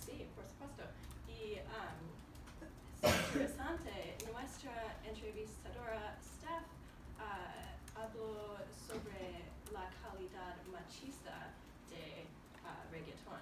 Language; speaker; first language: Spanish; non-native, learner; English